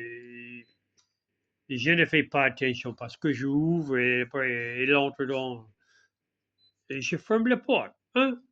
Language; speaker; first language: French; non-native, fluent; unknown